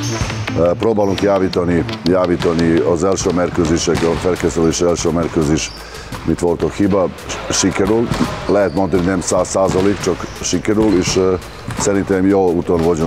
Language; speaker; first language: Hungarian; non-native, learner; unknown